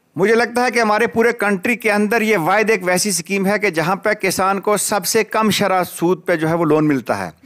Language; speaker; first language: Urdu; non-native, local second language; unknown